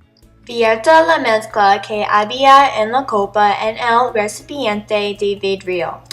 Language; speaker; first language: Spanish; non-native, learner; English